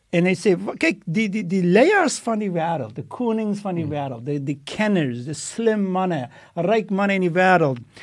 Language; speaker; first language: Afrikaans; non-native, fluent; Dutch